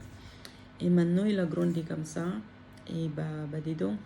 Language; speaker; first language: French; non-native, learner; Filipino